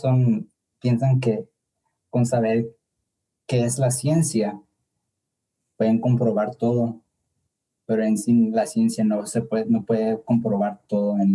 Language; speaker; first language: Spanish; early bilingual, heritage; English